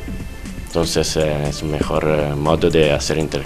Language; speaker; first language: Spanish; non-native, fluent; Italian